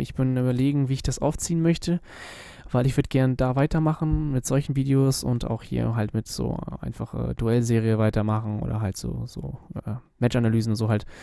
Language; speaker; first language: German; native; German